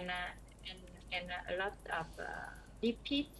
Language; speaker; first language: English; non-native, learner; Vietnamese